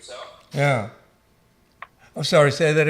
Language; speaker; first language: English; native; English